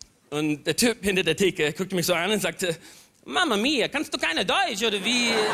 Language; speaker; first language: German; non-native, fluent; English